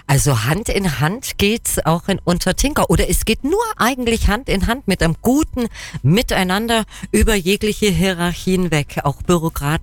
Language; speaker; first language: German; native; German